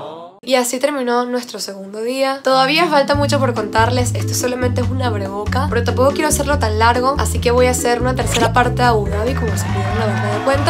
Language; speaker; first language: Spanish; native; Spanish